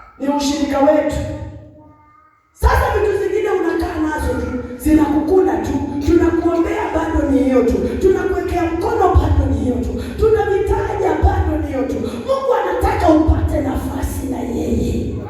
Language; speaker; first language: Swahili; non-native, local second language; Luyia